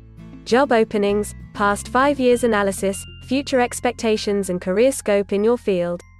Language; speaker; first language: English; non-native, local second language; Hindi